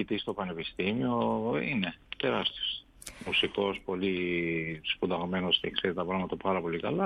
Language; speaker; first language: Greek; non-native, fluent; Armenian